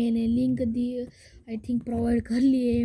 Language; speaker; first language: Hindi; native; Hindi